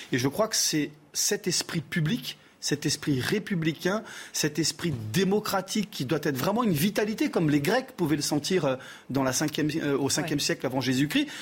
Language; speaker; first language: French; early bilingual, other home language; Portuguese